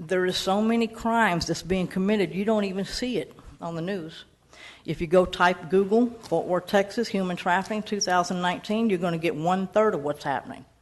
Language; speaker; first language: English; native; English